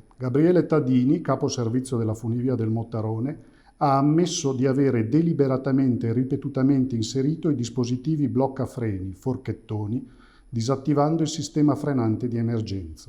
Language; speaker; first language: Italian; native; Italian